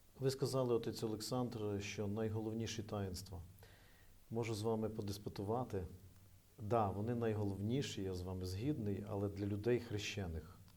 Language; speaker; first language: Ukrainian; native; Ukrainian